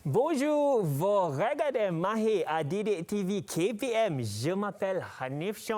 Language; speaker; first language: French; non-native, learner; Malay